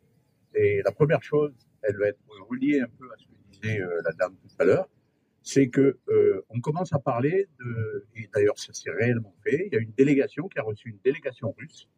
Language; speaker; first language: French; native; French